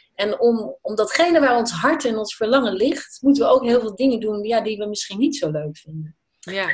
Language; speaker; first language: Dutch; native; Dutch